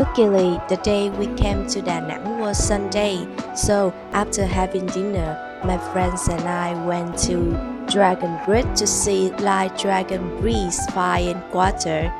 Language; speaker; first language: English; non-native, learner; Vietnamese